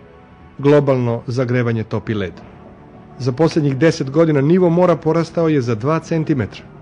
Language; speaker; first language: Serbian; native; Serbian